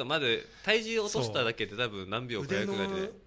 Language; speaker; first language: Japanese; native; Japanese